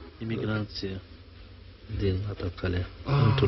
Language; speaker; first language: Romanian; non-native, learner; Turkish